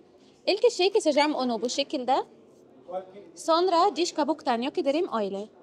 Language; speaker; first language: Turkish; non-native, learner; Arabic